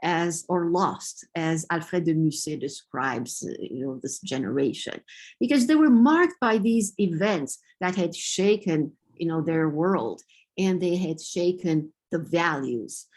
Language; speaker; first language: English; non-native, fluent; Romanian